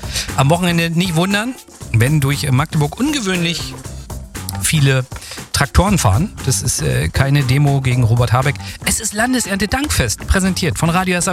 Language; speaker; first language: German; native; German